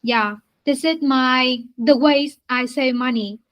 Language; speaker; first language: English; non-native, learner; Vietnamese